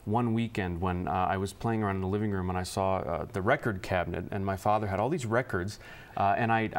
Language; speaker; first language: English; native; English